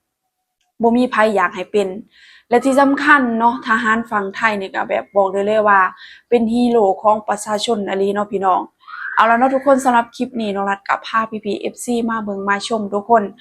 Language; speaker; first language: Thai; non-native, local second language; Northeastern Thai